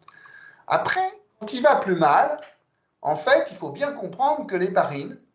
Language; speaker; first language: French; native; French